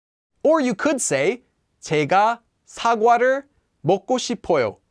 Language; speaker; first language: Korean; non-native, fluent; English